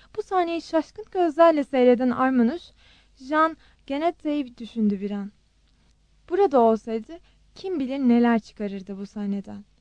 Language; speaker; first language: Turkish; native; Turkish